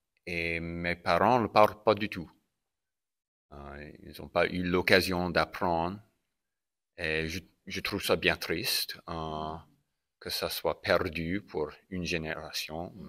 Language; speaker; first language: French; non-native, local second language; English